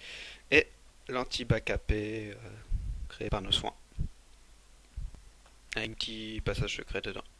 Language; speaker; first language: French; native; French